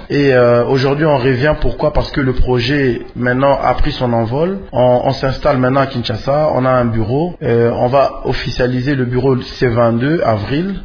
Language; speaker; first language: French; non-native, local second language; Lingala